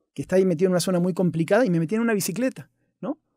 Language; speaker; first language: Spanish; native; Spanish